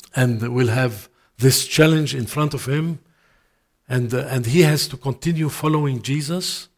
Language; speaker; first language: English; non-native, fluent; Arabic